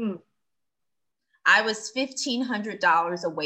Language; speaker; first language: English; native; English